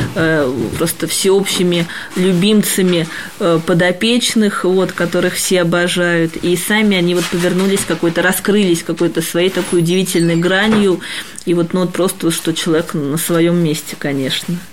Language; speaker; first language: Russian; native; Russian